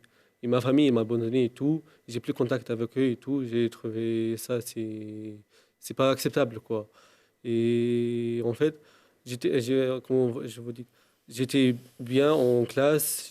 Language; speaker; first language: French; non-native, local second language; Arabic